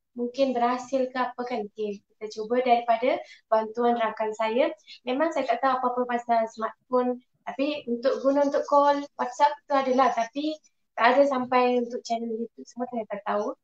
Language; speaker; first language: Malay; non-native, local second language; Tamil